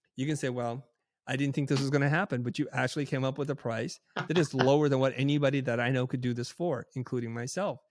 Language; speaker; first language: English; native; English